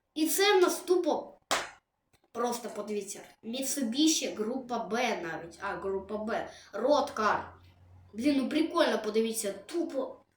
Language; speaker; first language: Ukrainian; non-native, local second language; Russian